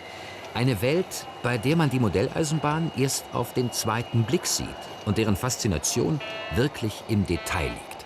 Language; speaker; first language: German; native; German